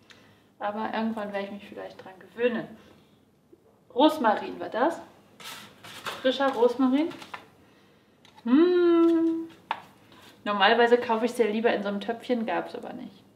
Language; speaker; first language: German; native; German